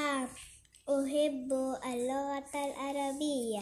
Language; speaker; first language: Arabic; non-native, learner; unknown